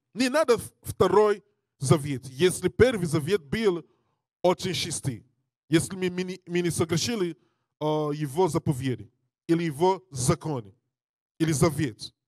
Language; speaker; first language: Russian; non-native, learner; English